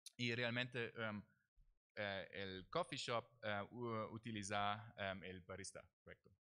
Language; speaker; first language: Spanish; non-native, learner; German